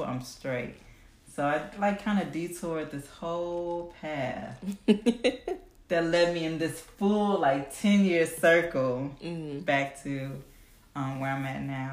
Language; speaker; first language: English; native; English